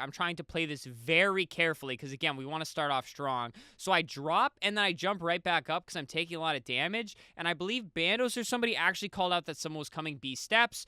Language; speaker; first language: English; native; English